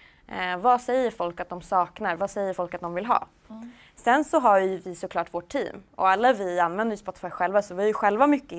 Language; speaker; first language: Swedish; native; Swedish